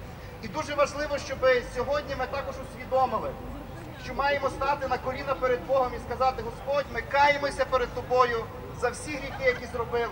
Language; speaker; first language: Ukrainian; native; Ukrainian